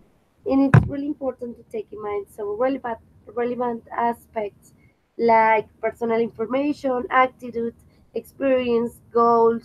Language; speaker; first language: English; non-native, fluent; Spanish